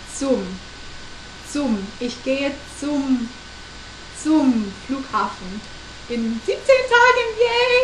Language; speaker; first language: German; non-native, learner; English